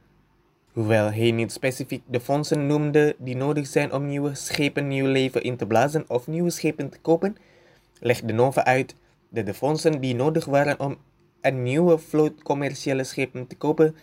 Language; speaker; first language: Dutch; non-native, fluent; Indonesian